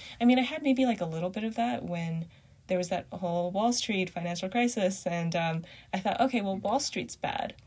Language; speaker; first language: English; early bilingual, other home language; Chinese